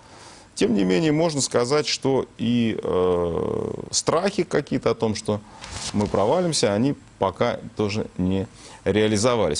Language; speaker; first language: Russian; native; Russian